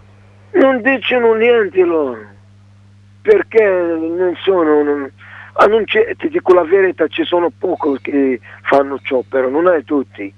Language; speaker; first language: Italian; non-native, learner; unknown